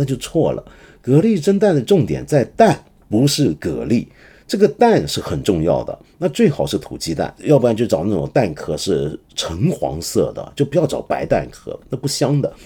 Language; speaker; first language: Chinese; non-native, local second language; Cantonese